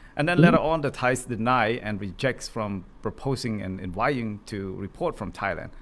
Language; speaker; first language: English; non-native, learner; Khmer